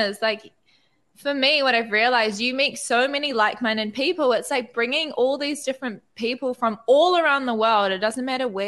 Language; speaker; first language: English; native; English